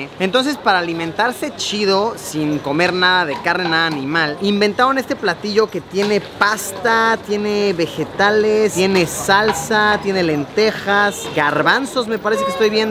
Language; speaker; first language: Spanish; native; Spanish